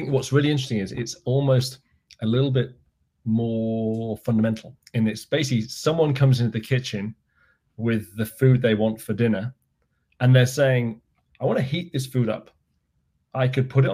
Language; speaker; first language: English; native; English